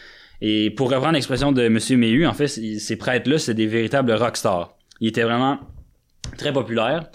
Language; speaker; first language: French; native; French